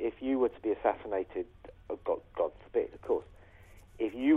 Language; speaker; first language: English; native; English